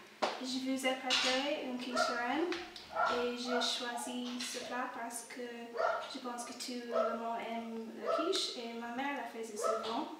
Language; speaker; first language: French; non-native, learner; English